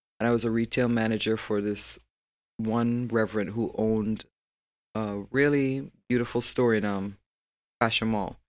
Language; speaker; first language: English; native; English